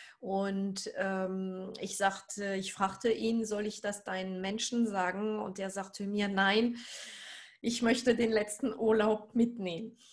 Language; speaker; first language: German; non-native, fluent; French